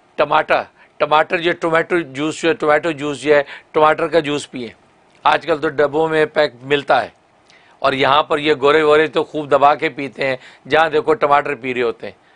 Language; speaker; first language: Urdu; native; Urdu